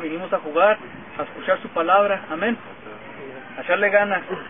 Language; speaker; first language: Spanish; early bilingual, heritage; Spanish